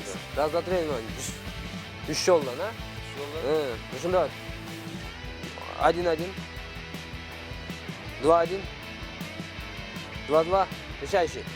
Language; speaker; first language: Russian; non-native, local second language; Kyrgyz